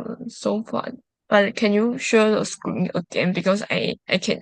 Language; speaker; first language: English; non-native, learner; Chinese